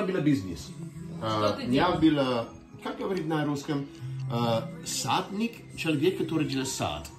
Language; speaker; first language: Russian; non-native, local second language; Lithuanian